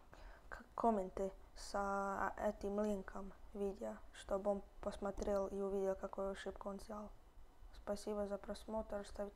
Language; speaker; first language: Russian; early bilingual, heritage; Russian